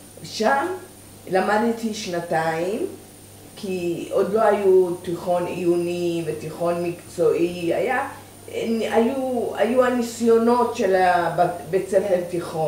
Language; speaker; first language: Hebrew; early bilingual, other home language; Persian